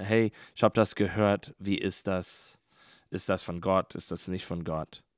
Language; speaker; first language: German; non-native, learner; English